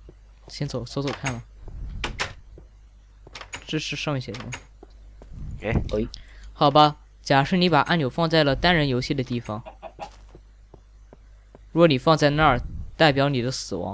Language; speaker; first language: Chinese; native; Chinese